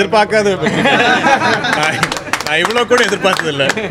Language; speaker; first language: Tamil; non-native, local second language; Malayalam